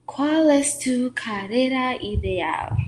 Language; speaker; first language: Spanish; non-native, learner; English